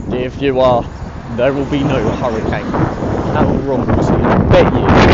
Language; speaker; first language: English; native; English